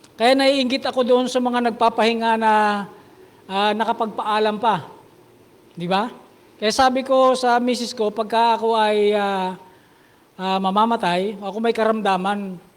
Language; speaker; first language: Filipino; native; Filipino